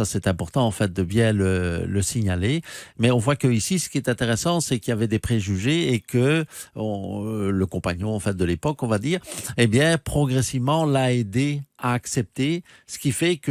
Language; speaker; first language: French; native; French